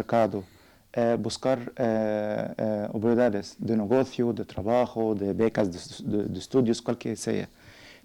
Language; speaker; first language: Spanish; non-native, learner; Arabic